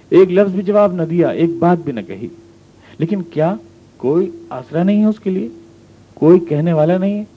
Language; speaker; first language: Urdu; native; Urdu